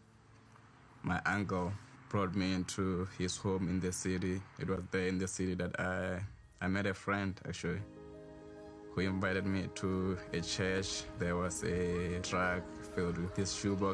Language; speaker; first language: English; non-native, local second language; Southern Sotho